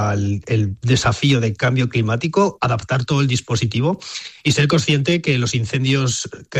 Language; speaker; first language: Spanish; native; Spanish